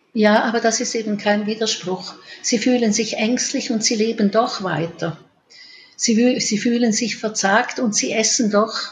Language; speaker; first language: German; native; German